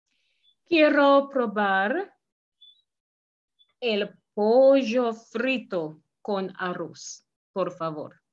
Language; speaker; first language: Spanish; non-native, fluent; English